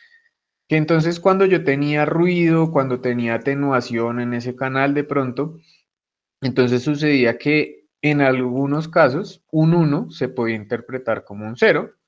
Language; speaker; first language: Spanish; native; Spanish